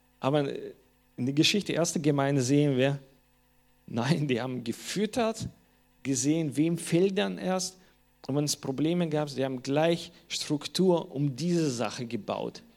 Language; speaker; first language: German; non-native, fluent; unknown